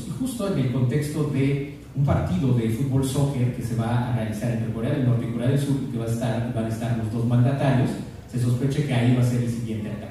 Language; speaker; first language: Spanish; native; Spanish